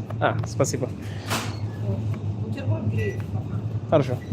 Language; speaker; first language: Russian; non-native, learner; Shona